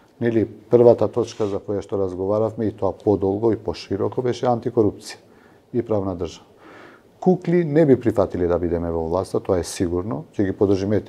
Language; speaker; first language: Macedonian; non-native, local second language; Albanian